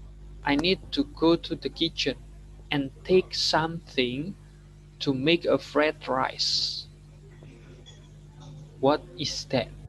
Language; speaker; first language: English; non-native, learner; Indonesian